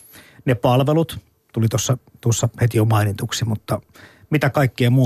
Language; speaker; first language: Finnish; native; Finnish